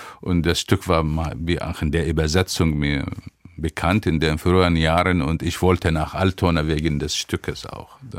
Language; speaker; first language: German; non-native, fluent; Arabic